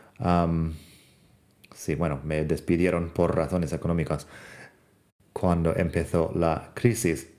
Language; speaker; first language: Spanish; non-native, fluent; English